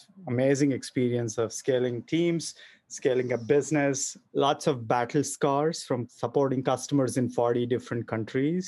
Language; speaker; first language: English; non-native, local second language; Kannada